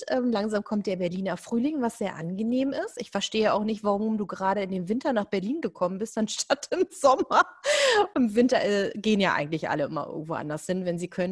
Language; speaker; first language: German; native; German